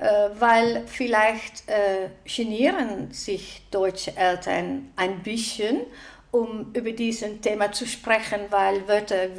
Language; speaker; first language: German; non-native, fluent; Dutch